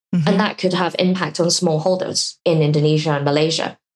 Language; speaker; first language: English; non-native, local second language; Cantonese